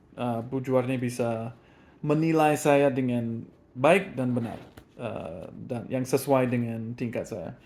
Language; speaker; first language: Indonesian; non-native, fluent; English